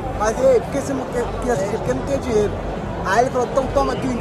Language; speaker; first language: Portuguese; native; Portuguese